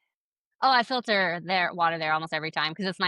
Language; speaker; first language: English; native; English